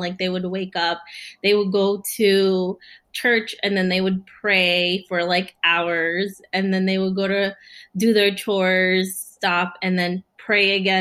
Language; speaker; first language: English; early bilingual, other home language; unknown